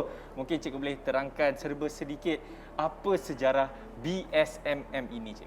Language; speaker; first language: Malay; native; Malay